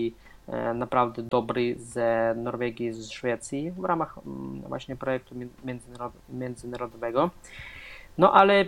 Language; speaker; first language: Polish; non-native, fluent; Russian